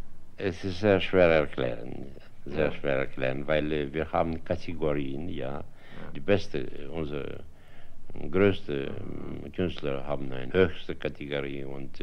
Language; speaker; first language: German; non-native, fluent; Russian